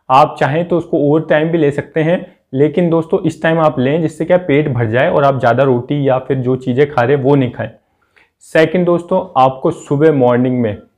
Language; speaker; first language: Hindi; native; Hindi